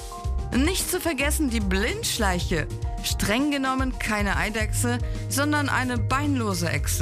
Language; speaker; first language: German; native; German